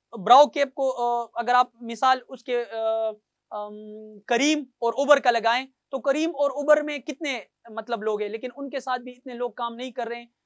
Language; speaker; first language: Urdu; non-native, local second language; Pashto